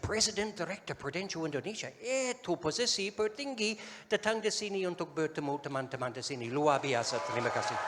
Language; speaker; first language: Indonesian; non-native, fluent; English